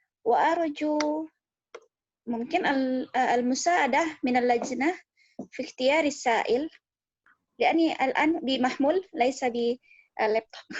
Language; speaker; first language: Arabic; non-native, fluent; Indonesian